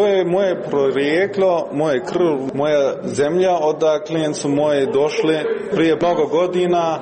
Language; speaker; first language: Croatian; early bilingual, heritage; Croatian